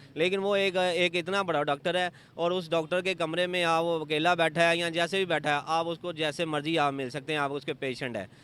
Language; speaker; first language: Urdu; non-native, local second language; Punjabi